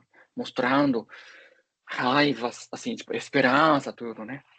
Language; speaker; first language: Portuguese; non-native, fluent; Japanese